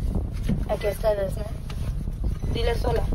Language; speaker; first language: Spanish; early bilingual, other home language; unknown